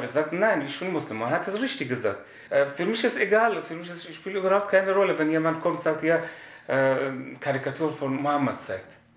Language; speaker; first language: German; non-native, learner; Persian